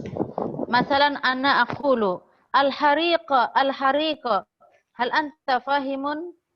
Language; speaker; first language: Arabic; non-native, fluent; Indonesian